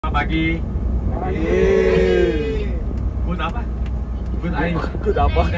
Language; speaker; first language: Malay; non-native, local second language; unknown